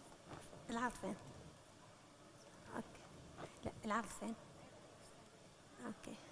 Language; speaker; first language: Arabic; native; Arabic